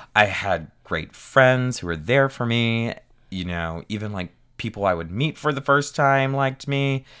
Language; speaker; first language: English; native; English